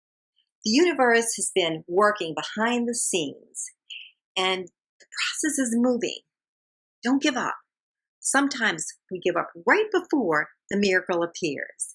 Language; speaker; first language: English; native; English